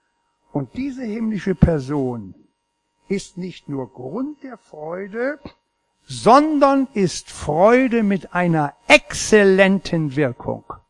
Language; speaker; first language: German; native; German